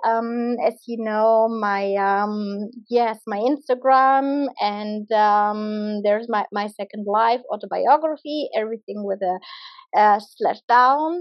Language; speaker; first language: English; non-native, fluent; German